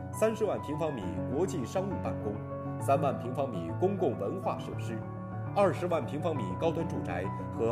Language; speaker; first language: Chinese; native; Chinese